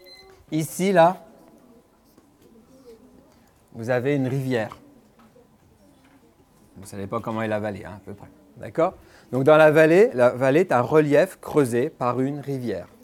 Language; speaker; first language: French; native; French